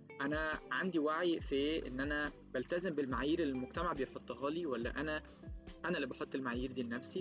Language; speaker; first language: Arabic; native; Arabic